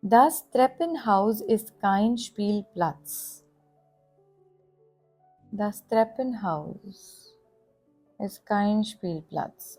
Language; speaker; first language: German; non-native, fluent; Gujarati